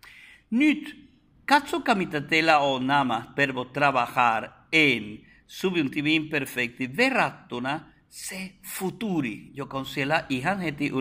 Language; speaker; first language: Finnish; non-native, fluent; Spanish